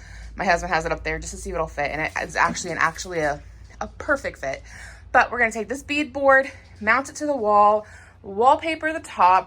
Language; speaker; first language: English; native; English